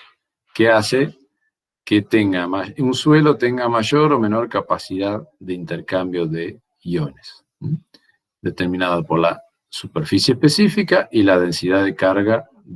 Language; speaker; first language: Spanish; native; Spanish